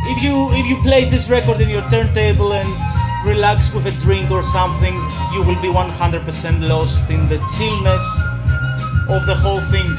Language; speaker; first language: English; non-native, fluent; Greek